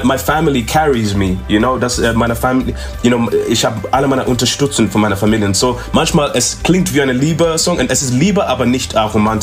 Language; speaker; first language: German; non-native, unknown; English